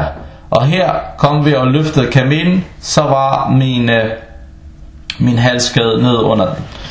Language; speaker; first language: Danish; non-native, local second language; Arabic